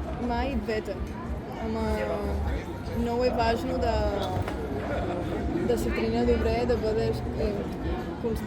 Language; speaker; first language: Bulgarian; early bilingual, heritage; Bulgarian